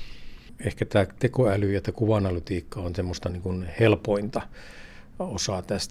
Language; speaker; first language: Finnish; native; Finnish